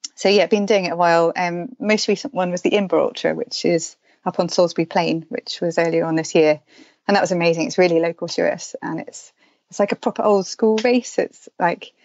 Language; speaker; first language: English; native; English